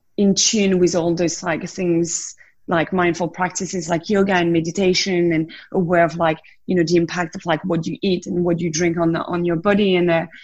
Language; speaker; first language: English; non-native, fluent; French